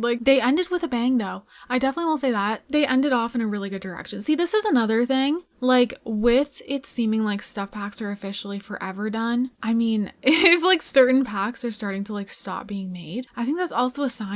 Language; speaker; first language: English; native; English